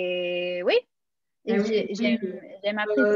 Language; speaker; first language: French; non-native, fluent; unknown